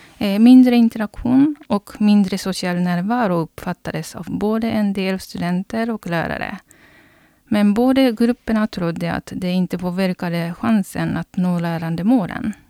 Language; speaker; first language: Swedish; non-native, fluent; Japanese